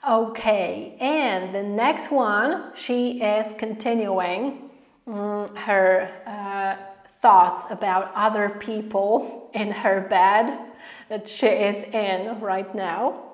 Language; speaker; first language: English; non-native, fluent; Polish